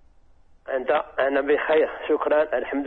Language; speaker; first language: Arabic; non-native, learner; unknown